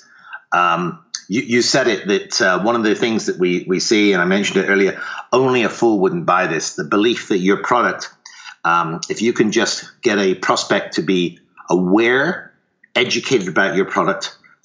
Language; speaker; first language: English; native; English